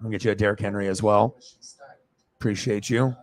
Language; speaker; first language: English; native; English